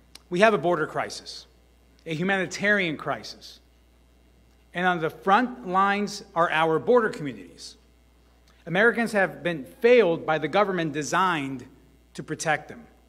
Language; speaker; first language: English; early bilingual, other home language; Spanish